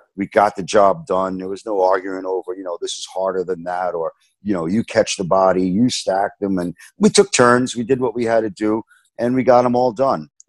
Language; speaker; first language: English; native; English